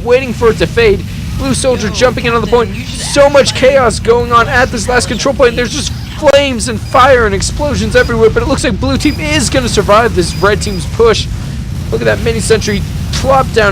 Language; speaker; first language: English; native; English